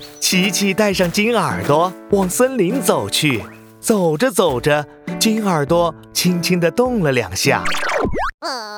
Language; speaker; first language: Chinese; native; Chinese